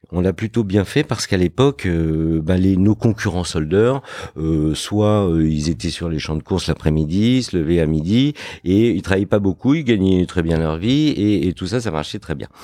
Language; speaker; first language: French; early bilingual, other home language; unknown